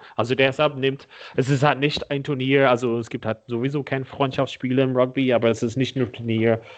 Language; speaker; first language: German; non-native, fluent; English